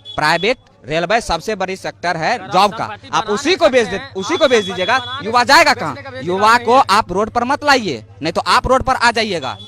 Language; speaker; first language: Hindi; native; Hindi